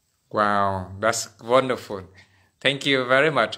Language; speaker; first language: English; non-native, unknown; Vietnamese